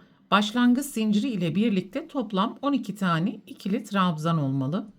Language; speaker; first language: Turkish; native; Turkish